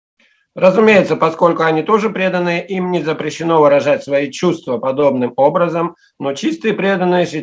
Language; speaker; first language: Russian; native; Russian